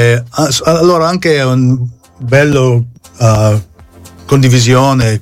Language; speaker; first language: Italian; non-native, fluent; English